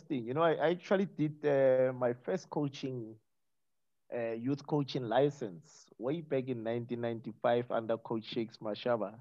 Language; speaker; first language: English; non-native, local second language; Northern Sotho